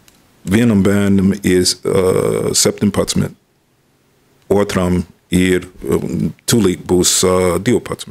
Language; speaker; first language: Latvian; non-native, fluent; English